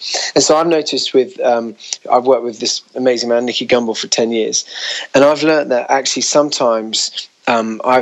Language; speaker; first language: English; native; English